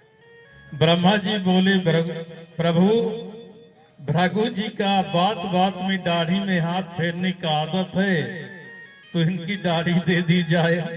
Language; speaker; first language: Hindi; native; Hindi